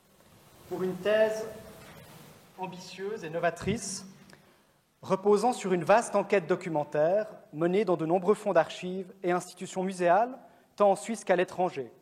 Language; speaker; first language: French; native; French